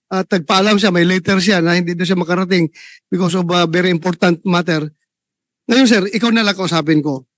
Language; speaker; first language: Filipino; non-native, local second language; Cebuano